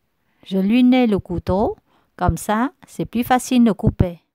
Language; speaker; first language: French; non-native, learner; Vietnamese